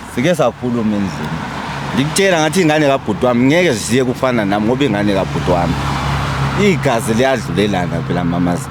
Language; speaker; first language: Zulu; native; Zulu